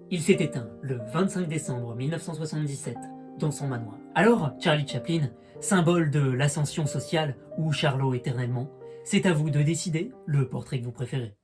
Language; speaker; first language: French; native; French